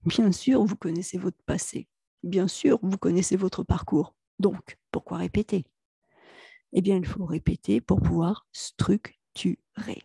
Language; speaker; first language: French; native; French